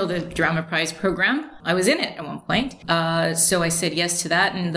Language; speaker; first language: English; native; English